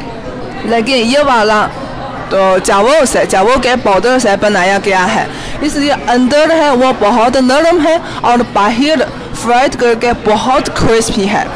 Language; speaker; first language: Hindi; non-native, fluent; Chinese